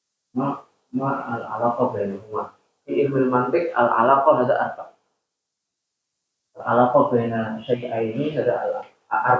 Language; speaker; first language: Arabic; non-native, fluent; Indonesian